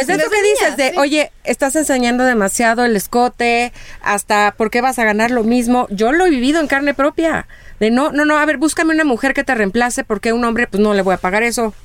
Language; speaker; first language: Spanish; native; Spanish